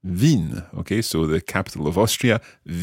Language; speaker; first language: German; non-native, learner; English